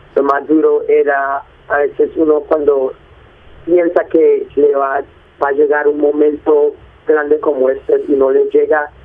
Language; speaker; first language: Spanish; early bilingual, heritage; Spanish